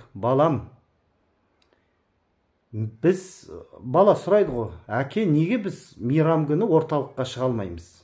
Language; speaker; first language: Kazakh; native; Kazakh